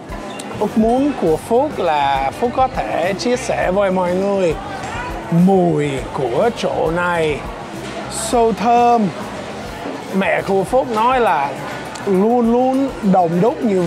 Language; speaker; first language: Vietnamese; non-native, fluent; English